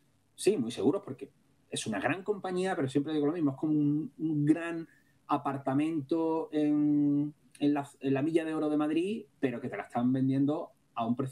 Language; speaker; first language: Spanish; native; Spanish